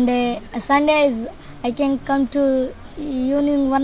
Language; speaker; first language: English; non-native, learner; Kannada